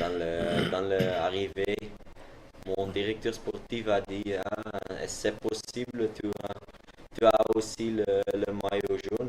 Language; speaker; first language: French; non-native, learner; Dutch